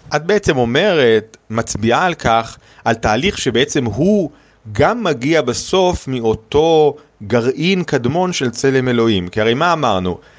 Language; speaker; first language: Hebrew; native; Hebrew